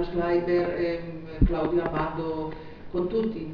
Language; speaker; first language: Italian; non-native, fluent; Greek